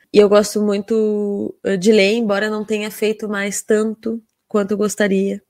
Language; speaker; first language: Portuguese; native; Portuguese